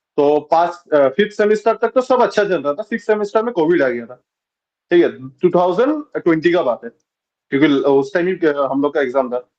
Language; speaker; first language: Hindi; non-native, local second language; Bangla